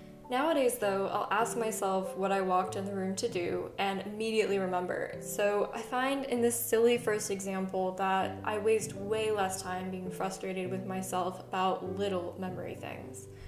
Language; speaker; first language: English; native; English